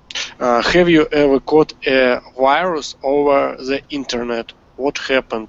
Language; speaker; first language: English; non-native, learner; Russian